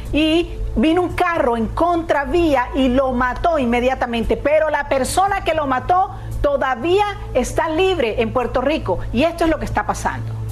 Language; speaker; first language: Spanish; native; Spanish